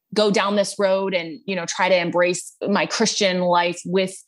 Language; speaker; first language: English; native; English